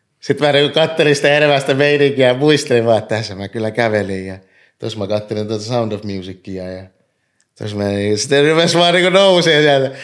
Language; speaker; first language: Finnish; early bilingual, other home language; English